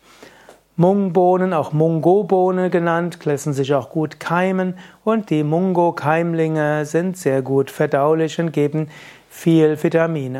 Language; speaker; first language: German; native; German